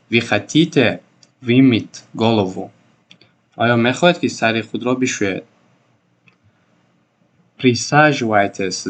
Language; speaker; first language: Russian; non-native, local second language; Tajik